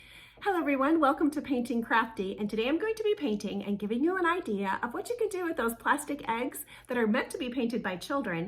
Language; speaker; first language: English; native; English